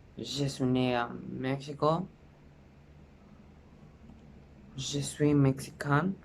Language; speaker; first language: French; non-native, learner; Spanish